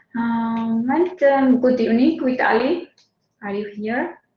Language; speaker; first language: English; non-native, fluent; Georgian